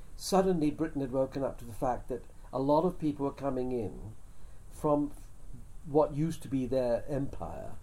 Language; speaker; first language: English; native; English